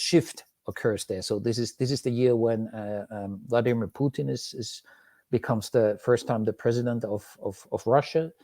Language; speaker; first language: English; non-native, fluent; Finnish